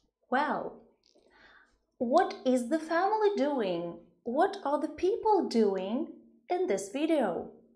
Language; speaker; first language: English; non-native, fluent; Ukrainian